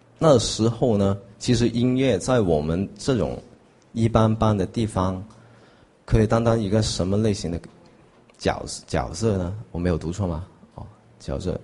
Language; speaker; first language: Chinese; non-native, local second language; Cantonese